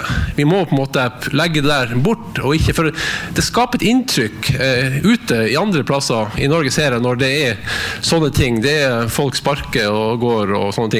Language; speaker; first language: Norwegian; native; Norwegian